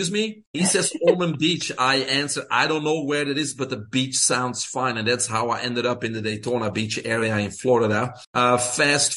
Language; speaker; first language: English; non-native, fluent; Dutch